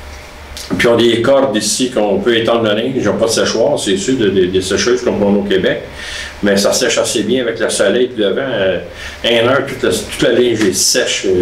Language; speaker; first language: French; native; French